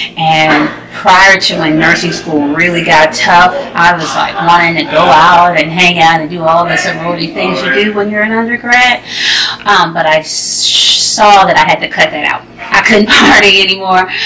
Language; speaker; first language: English; native; English